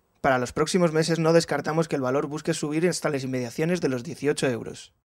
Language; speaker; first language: Spanish; native; Spanish